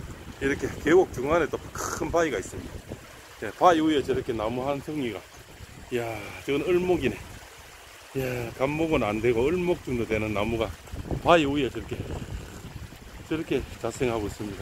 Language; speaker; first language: Korean; native; Korean